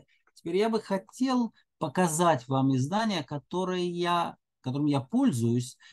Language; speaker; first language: Russian; native; Russian